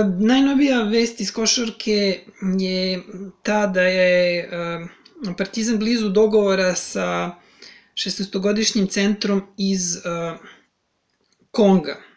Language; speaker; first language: Serbian; native; Serbian